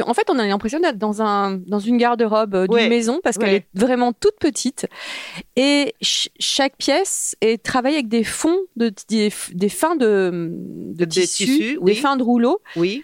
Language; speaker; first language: French; native; French